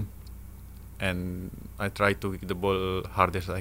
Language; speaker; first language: English; non-native, learner; Italian